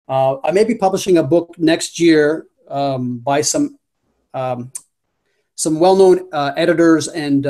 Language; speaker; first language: English; native; English